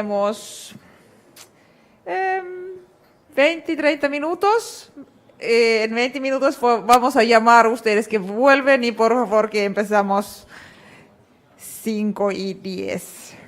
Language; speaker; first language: Spanish; non-native, fluent; Finnish